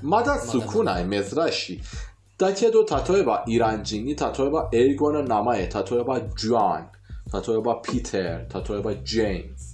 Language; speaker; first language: Japanese; non-native, fluent; Persian